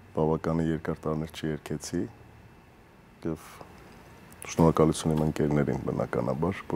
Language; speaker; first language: Armenian; early bilingual, heritage; Armenian